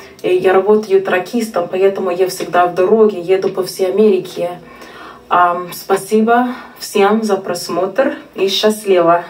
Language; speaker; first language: Russian; non-native, fluent; English